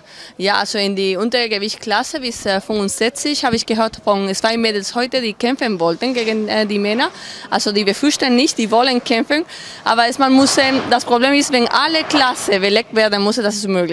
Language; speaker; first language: German; non-native, fluent; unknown